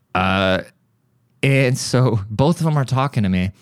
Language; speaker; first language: English; early bilingual, other home language; German